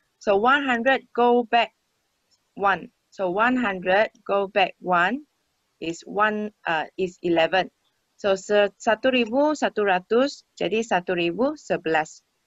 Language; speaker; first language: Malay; non-native, local second language; Chinese